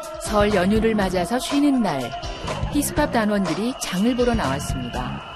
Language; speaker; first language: Korean; native; Korean